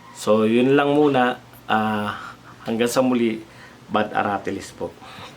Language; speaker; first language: Filipino; native; Filipino